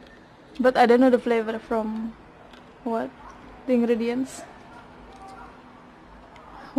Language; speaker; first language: English; non-native, learner; Indonesian